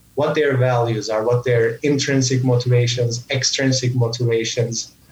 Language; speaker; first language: English; non-native, fluent; Turkish